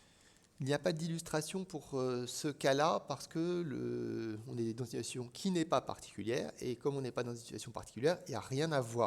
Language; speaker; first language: French; native; French